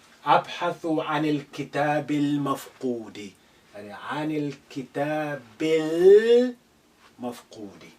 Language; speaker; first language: Arabic; non-native, fluent; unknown